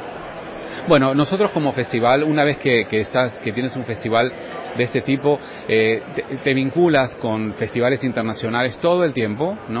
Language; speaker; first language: Spanish; native; Spanish